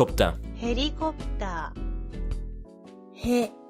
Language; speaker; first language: Japanese; non-native, learner; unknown